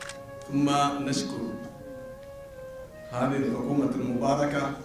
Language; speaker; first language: Arabic; non-native, fluent; Amharic